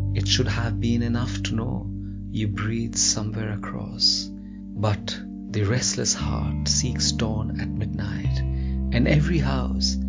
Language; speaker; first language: English; non-native, local second language; Hindi